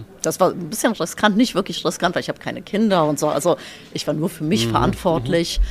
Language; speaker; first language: German; early bilingual, other home language; Polish